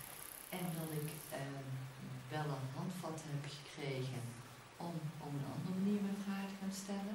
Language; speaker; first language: Dutch; native; Dutch